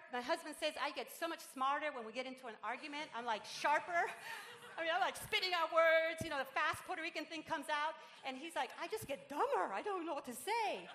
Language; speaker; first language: English; non-native, fluent; Spanish